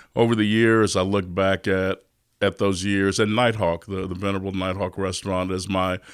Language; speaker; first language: English; native; English